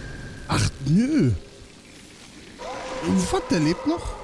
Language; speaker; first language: German; native; German